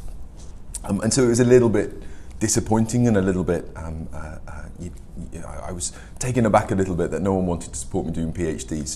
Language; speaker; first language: English; native; English